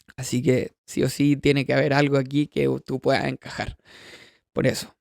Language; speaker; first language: Spanish; native; Spanish